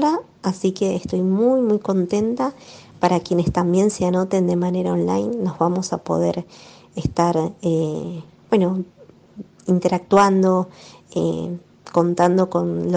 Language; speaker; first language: Spanish; native; Spanish